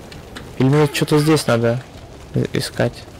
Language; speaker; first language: Russian; native; Russian